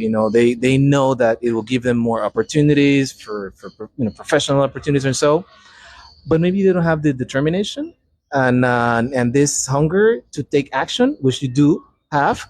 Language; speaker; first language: English; non-native, fluent; Spanish